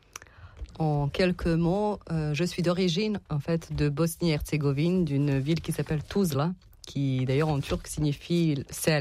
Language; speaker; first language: French; non-native, fluent; Serbian